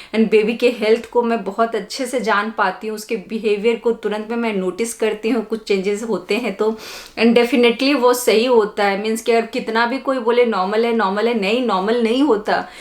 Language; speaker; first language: Hindi; native; Hindi